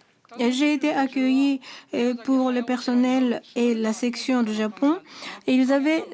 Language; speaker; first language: French; non-native, fluent; Japanese